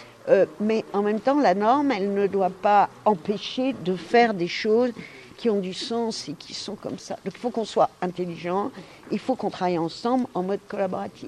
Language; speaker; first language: French; native; French